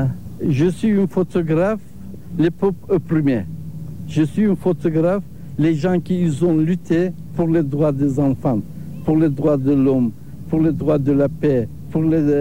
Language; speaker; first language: French; non-native, learner; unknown